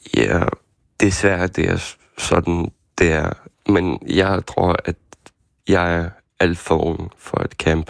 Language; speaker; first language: Danish; non-native, fluent; Ukrainian